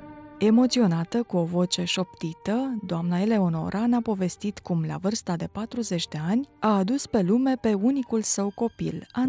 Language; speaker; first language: Romanian; native; Romanian